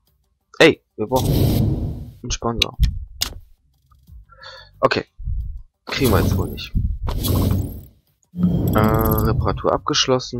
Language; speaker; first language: German; native; German